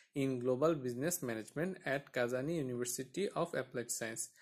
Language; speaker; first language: English; non-native, local second language; Bangla